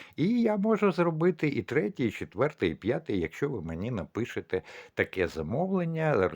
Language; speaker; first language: Ukrainian; non-native, local second language; Russian